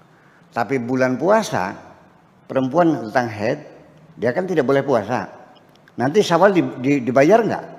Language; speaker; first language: Indonesian; native; Indonesian